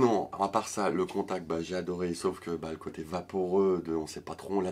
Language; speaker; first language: French; native; French